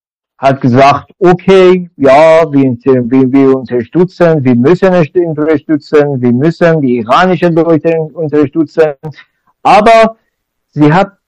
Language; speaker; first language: German; non-native, learner; Persian